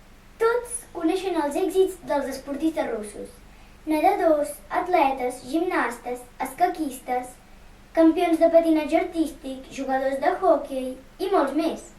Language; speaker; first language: Catalan; early bilingual, other home language; Russian